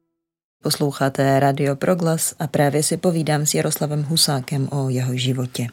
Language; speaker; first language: Czech; native; Czech